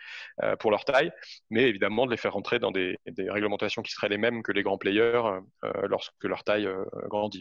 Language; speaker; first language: French; native; French